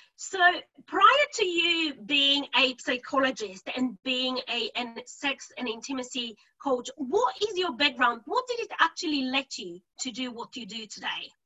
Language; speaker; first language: English; non-native, fluent; Bulgarian